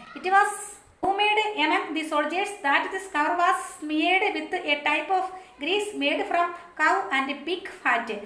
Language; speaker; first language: English; non-native, local second language; Malayalam